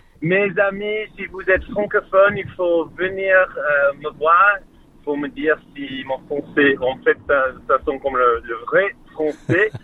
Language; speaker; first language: French; non-native, fluent; English